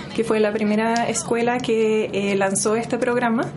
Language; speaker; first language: Spanish; non-native, fluent; English